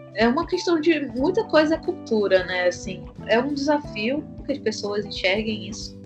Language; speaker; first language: Portuguese; native; Portuguese